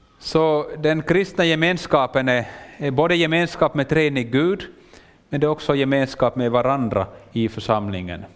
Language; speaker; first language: Swedish; native; Swedish